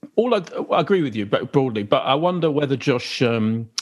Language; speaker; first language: English; native; English